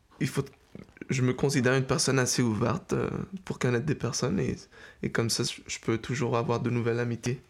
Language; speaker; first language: French; early bilingual, heritage; French